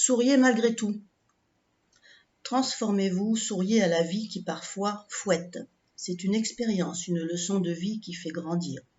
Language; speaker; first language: French; native; French